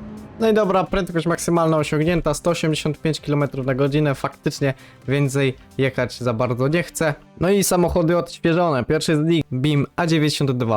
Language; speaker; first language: Polish; native; Polish